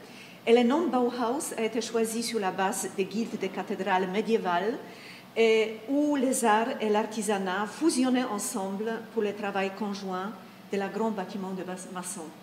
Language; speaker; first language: French; non-native, fluent; Polish